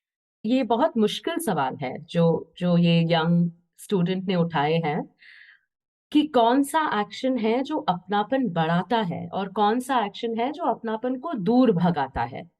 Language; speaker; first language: Hindi; native; Hindi